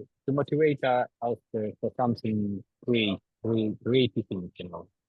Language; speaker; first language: English; non-native, learner; Ukrainian